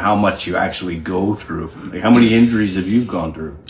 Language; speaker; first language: English; native; English